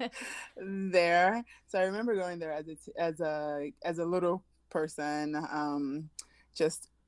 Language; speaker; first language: English; early bilingual, other home language; French